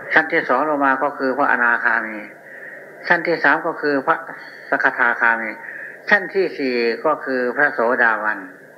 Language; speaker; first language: Thai; native; Thai